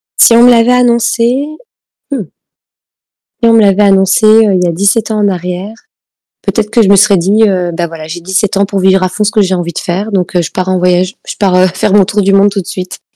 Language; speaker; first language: French; native; French